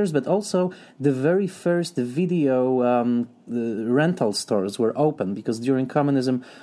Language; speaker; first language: English; non-native, fluent; Polish